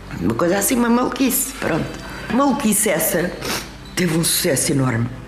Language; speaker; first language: Portuguese; early bilingual, other home language; French